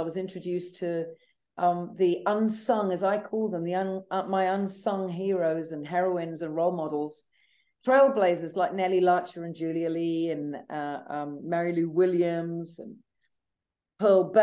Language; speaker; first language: English; native; English